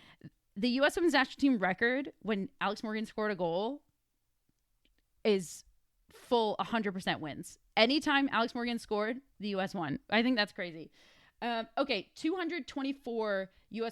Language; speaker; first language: English; native; English